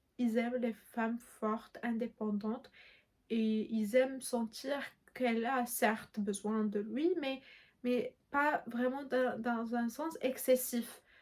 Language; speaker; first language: French; non-native, local second language; Arabic